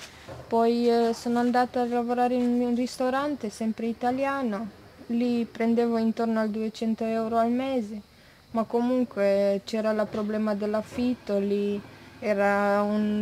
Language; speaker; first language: Italian; non-native, fluent; Romanian